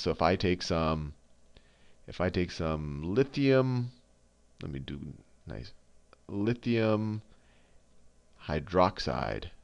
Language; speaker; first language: English; native; English